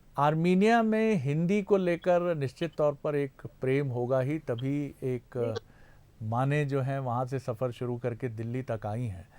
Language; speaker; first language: Hindi; native; Hindi